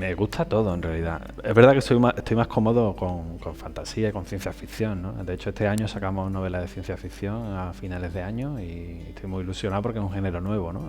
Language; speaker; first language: Spanish; native; Spanish